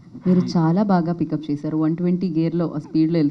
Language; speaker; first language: Telugu; native; Telugu